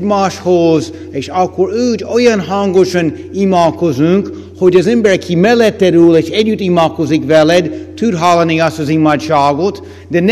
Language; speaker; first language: Hungarian; non-native, fluent; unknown